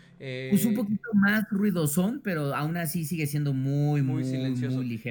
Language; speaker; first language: Spanish; native; Spanish